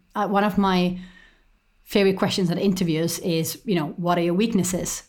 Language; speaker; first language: English; non-native, fluent; Estonian